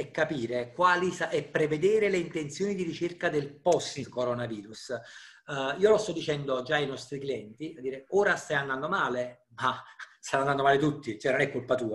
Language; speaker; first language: Italian; native; Italian